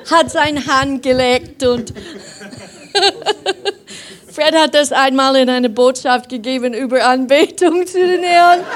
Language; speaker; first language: German; non-native, fluent; English